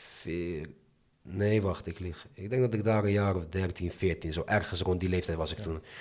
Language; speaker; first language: Dutch; early bilingual, other home language; Azerbaijani